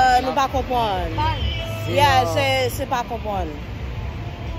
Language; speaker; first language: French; non-native, learner; Haitian Creole